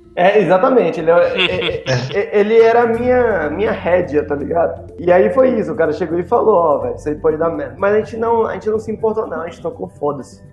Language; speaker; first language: Portuguese; native; Portuguese